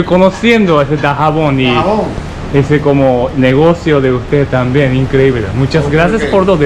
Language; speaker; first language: Spanish; non-native, learner; Japanese